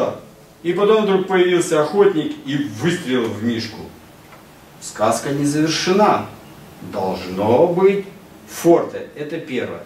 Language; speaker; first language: Russian; native; Russian